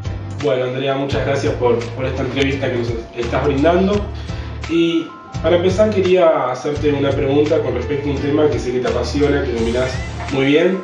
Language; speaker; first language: Spanish; native; Spanish